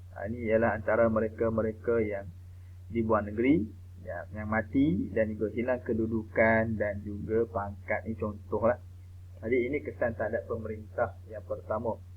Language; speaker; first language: Malay; native; Malay